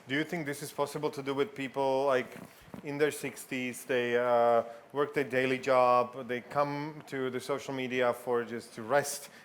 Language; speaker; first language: English; non-native, fluent; Slovak